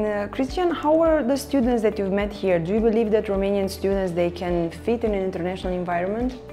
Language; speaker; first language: English; non-native, fluent; Romanian